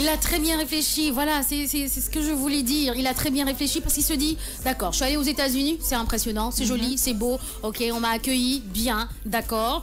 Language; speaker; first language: French; non-native, local second language; Wolof